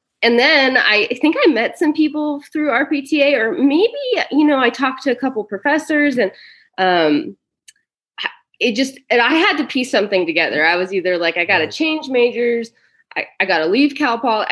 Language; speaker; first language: English; native; English